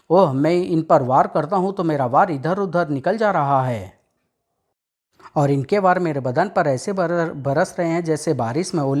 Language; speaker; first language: Hindi; native; Hindi